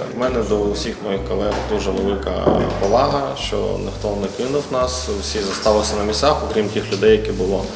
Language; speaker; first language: Ukrainian; native; Ukrainian